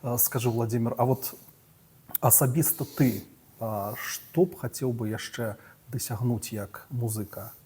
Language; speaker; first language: Belarusian; non-native, local second language; Russian